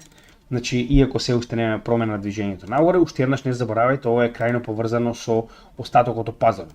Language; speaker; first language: Macedonian; native; Macedonian